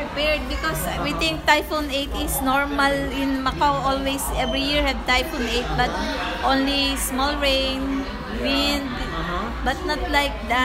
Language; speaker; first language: English; non-native, local second language; Filipino